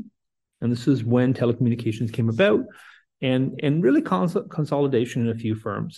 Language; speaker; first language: English; native; English